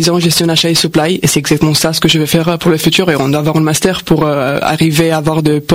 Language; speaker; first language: French; non-native, fluent; Romanian